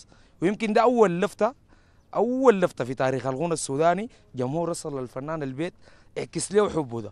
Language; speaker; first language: Arabic; native; Arabic